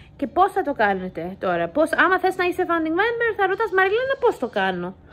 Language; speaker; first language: Greek; early bilingual, heritage; English